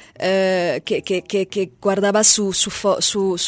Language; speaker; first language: Spanish; non-native, fluent; French